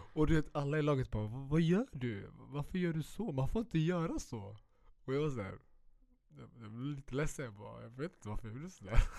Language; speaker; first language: Swedish; early bilingual, other home language; Central Kurdish